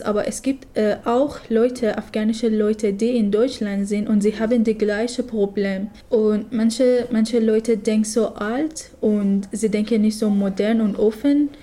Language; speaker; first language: German; non-native, learner; Persian